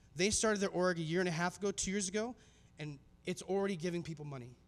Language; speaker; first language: English; native; English